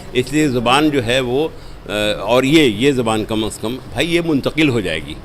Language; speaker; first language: Hindi; native; Hindi